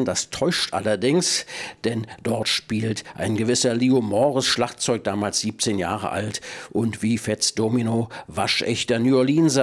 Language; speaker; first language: German; native; German